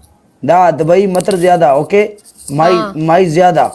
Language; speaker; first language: Arabic; non-native, learner; Punjabi